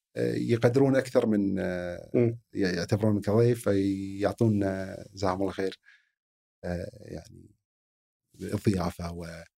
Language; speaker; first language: Arabic; native; Arabic